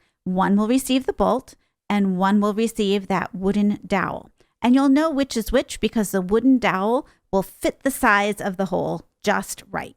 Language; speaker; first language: English; native; English